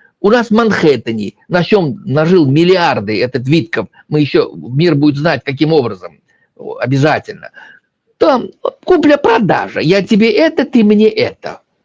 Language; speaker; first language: Russian; native; Russian